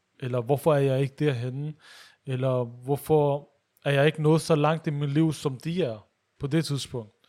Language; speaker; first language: Danish; early bilingual, other home language; Urdu